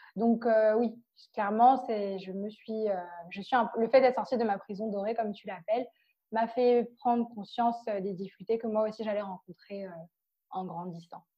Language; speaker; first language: French; native; French